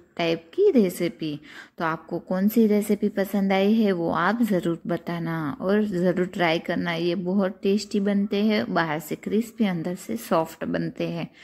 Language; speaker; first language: Hindi; non-native, local second language; Gujarati